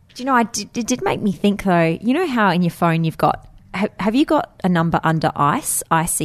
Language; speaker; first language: English; native; English